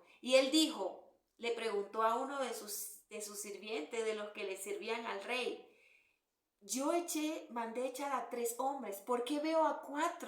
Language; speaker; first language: Spanish; native; Spanish